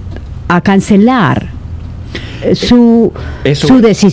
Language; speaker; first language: Spanish; native; Spanish